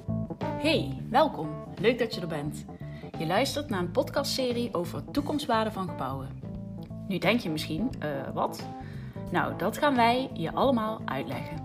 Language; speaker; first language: Dutch; native; Dutch